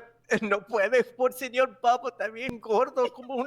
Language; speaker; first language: Spanish; non-native, learner; English